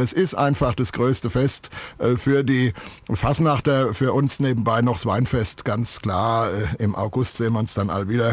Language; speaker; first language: German; native; German